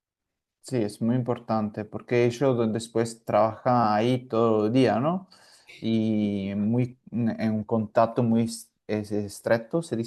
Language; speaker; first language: Spanish; non-native, fluent; Italian